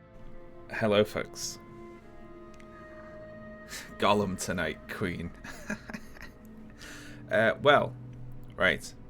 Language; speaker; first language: English; native; English